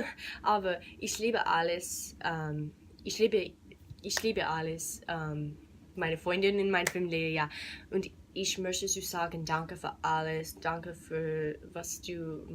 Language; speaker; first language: German; non-native, learner; English